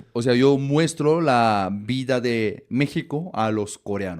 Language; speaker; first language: Spanish; non-native, fluent; Korean